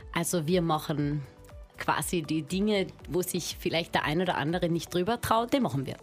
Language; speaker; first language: German; native; German